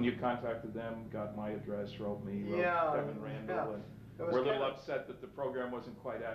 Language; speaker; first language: English; native; English